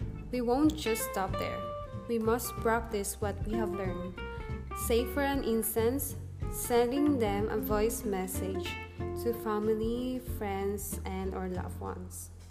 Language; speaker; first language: English; non-native, local second language; Hiligaynon